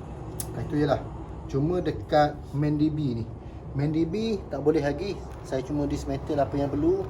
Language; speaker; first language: Malay; native; Malay